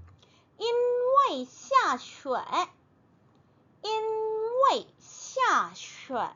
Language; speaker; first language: Chinese; non-native, fluent; Korean